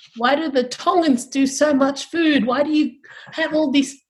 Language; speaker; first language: English; early bilingual, other home language; Tongan